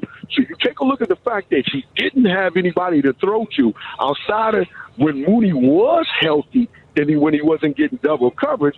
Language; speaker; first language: English; native; English